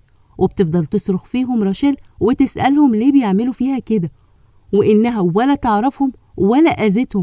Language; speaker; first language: Arabic; native; Arabic